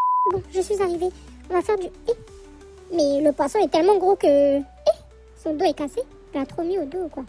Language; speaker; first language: French; native; French